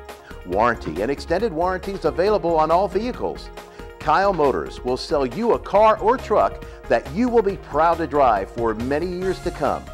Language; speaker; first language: English; native; English